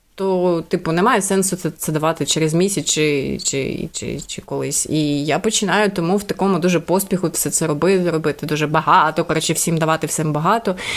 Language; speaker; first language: Ukrainian; native; Ukrainian